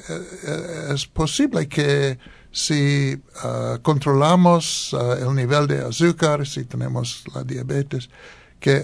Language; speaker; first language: Spanish; non-native, learner; English